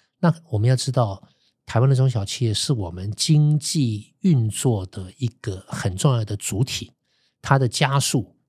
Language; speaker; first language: Chinese; native; Chinese